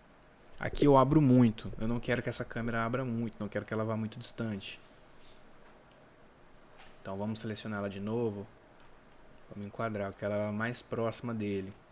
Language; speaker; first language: Portuguese; native; Portuguese